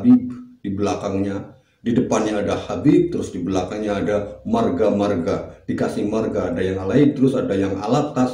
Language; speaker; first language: Indonesian; native; Indonesian